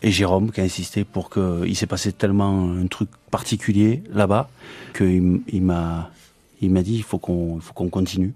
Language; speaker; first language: French; early bilingual, other home language; Arabic